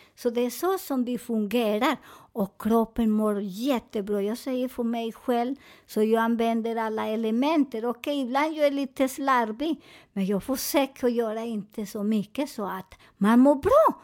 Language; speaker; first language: Swedish; non-native, fluent; Spanish